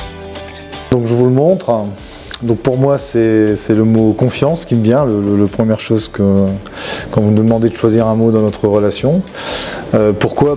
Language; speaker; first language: French; native; French